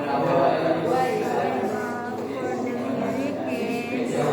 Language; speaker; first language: English; non-native, learner; Indonesian